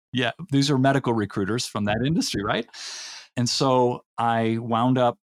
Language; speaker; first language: English; native; English